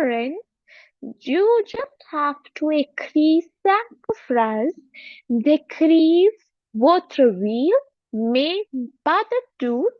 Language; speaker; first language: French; non-native, fluent; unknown